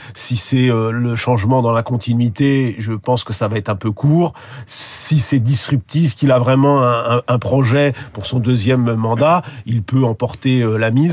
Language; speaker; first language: French; native; French